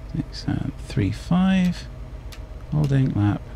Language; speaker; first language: English; native; English